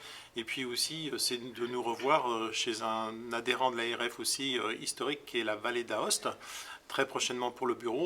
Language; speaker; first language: French; native; French